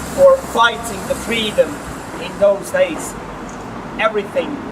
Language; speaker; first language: English; non-native, fluent; Hungarian